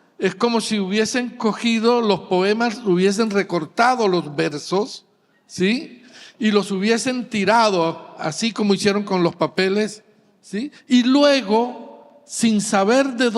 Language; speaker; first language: Spanish; native; Spanish